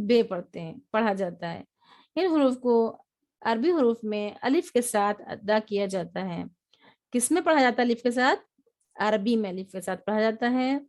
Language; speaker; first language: Urdu; native; Urdu